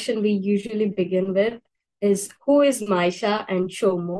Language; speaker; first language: English; non-native, local second language; Bangla